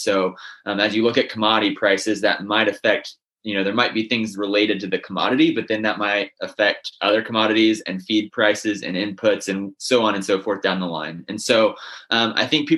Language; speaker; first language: English; native; English